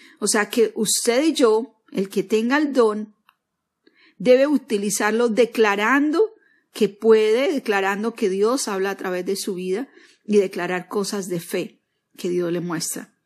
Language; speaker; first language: Spanish; native; Spanish